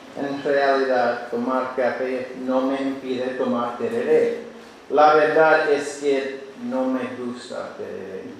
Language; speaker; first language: Spanish; non-native, learner; English